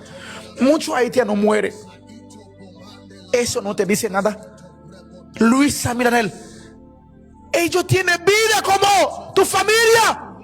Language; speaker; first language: Spanish; non-native, fluent; Haitian Creole